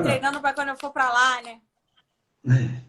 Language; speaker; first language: Portuguese; native; Portuguese